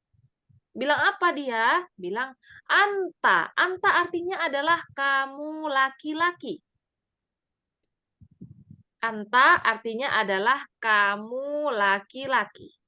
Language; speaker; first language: Indonesian; native; Indonesian